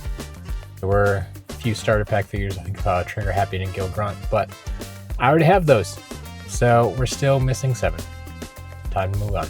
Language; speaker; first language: English; native; English